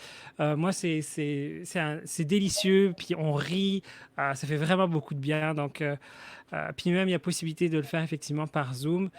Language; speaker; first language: French; native; French